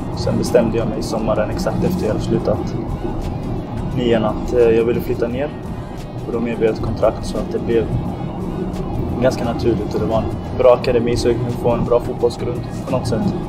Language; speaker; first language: Swedish; early bilingual, other home language; Arabic